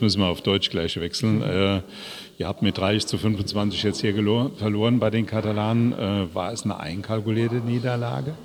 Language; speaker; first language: German; native; German